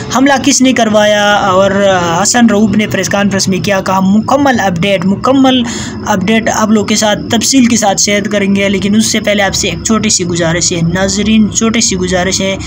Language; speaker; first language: Urdu; non-native, local second language; Pashto